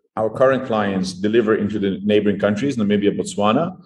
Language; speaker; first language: English; non-native, fluent; Dutch